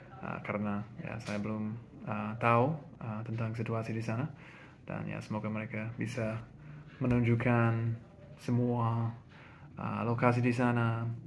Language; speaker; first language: Indonesian; non-native, fluent; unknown